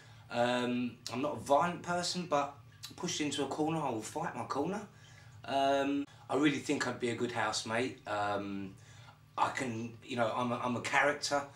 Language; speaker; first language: English; native; English